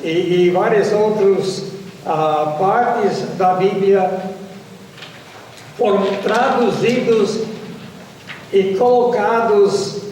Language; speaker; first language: Portuguese; non-native, fluent; English